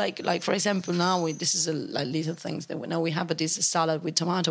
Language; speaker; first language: English; non-native, fluent; Italian